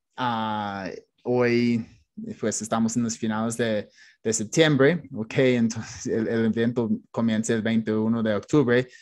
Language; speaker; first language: Spanish; non-native, fluent; English